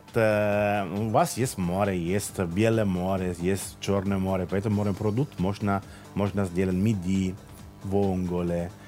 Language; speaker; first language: Russian; non-native, learner; Italian